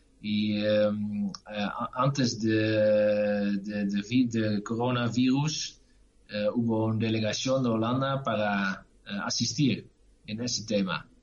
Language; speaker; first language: Spanish; non-native, learner; Dutch